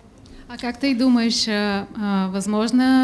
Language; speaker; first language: Russian; non-native, learner; Bulgarian